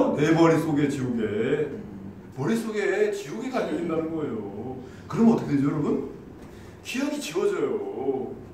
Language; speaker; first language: Korean; native; Korean